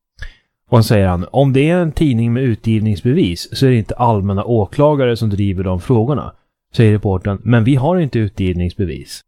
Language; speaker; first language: Swedish; native; Swedish